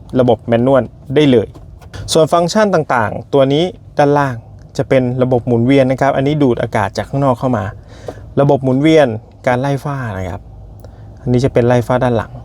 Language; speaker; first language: Thai; native; Thai